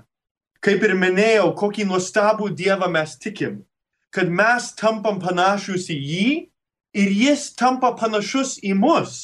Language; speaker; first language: Lithuanian; early bilingual, heritage; Lithuanian